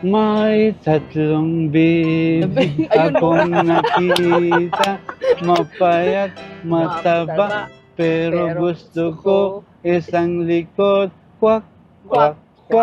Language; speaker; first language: Filipino; non-native, learner; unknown